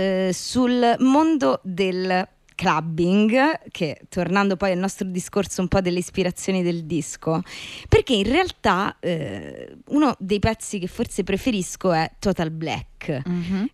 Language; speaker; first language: Italian; native; Italian